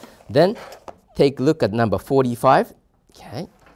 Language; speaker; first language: English; non-native, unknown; Japanese